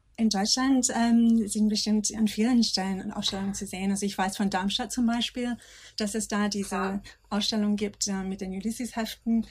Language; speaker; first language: German; non-native, fluent; English